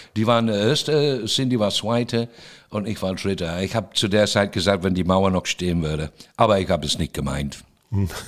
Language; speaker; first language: German; non-native, fluent; English